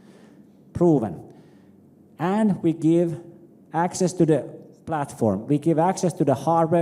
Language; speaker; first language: English; non-native, fluent; Finnish